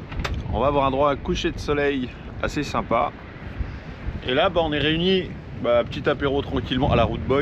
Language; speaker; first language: French; native; French